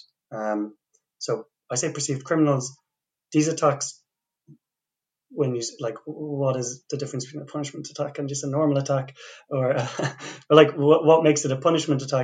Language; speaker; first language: English; native; English